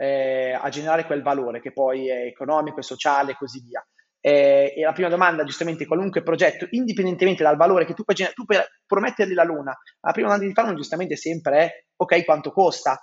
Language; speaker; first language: Italian; native; Italian